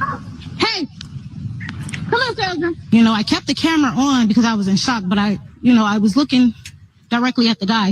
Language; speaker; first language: English; native; English